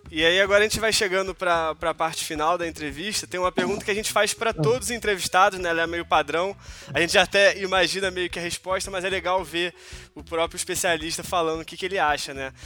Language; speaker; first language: Portuguese; native; Portuguese